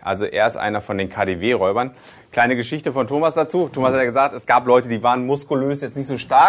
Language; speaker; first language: German; native; German